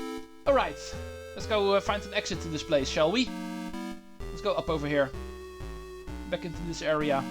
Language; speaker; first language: English; non-native, fluent; Dutch